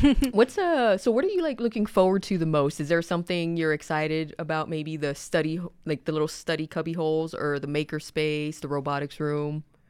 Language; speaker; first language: English; early bilingual, other home language; Spanish